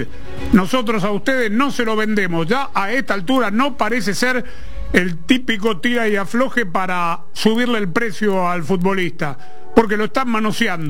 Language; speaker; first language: Spanish; native; Spanish